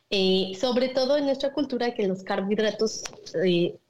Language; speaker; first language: Spanish; native; Spanish